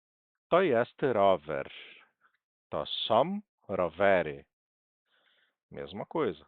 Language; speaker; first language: Polish; non-native, fluent; Portuguese